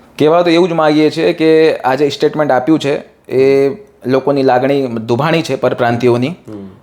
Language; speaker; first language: Gujarati; non-native, local second language; Hindi